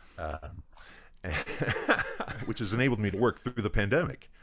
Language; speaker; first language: English; native; English